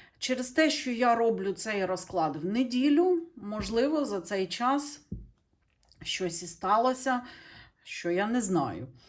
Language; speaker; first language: Ukrainian; non-native, local second language; Russian